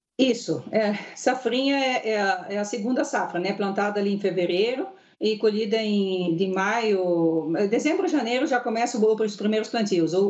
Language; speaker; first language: Portuguese; early bilingual, heritage; Portuguese